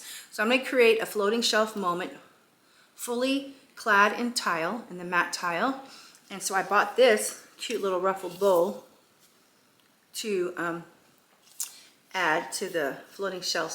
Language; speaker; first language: English; native; English